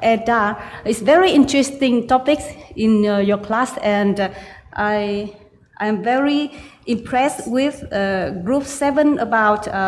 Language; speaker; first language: English; non-native, learner; Vietnamese